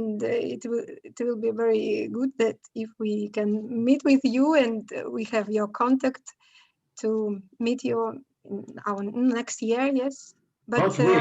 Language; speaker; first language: English; non-native, learner; Russian